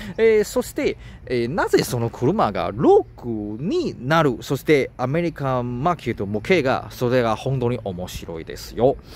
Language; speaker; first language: Japanese; non-native, learner; Chinese